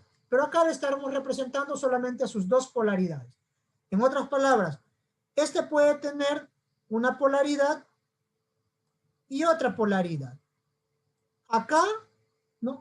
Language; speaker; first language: Spanish; native; Spanish